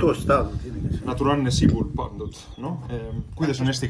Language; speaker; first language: Estonian; non-native, learner; Spanish